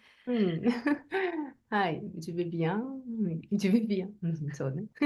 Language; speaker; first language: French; non-native, learner; Japanese